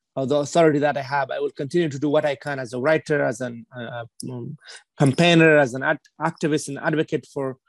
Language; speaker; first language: English; non-native, fluent; Persian